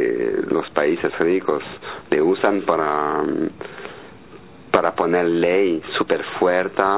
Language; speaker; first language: Spanish; non-native, learner; French